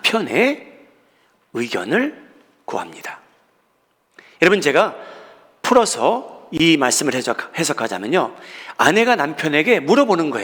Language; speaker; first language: Korean; native; Korean